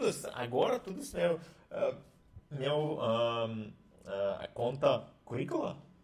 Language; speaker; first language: Portuguese; non-native, learner; Russian